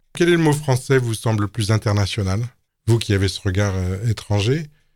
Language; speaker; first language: French; native; French